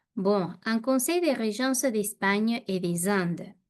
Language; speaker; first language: French; non-native, fluent; Spanish